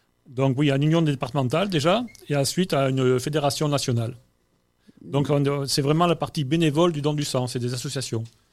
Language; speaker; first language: French; native; French